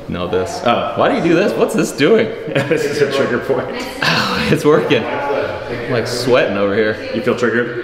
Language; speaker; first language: English; native; English